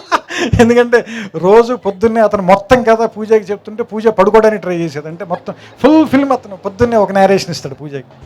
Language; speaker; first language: Telugu; native; Telugu